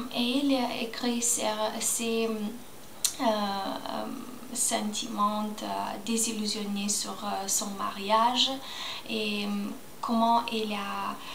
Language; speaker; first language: French; non-native, learner; Spanish